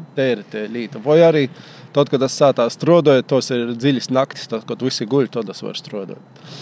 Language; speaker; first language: Latvian; native; Latvian